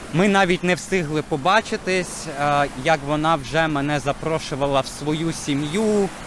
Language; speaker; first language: Ukrainian; native; Ukrainian